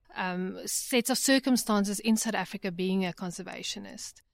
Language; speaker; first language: English; native; English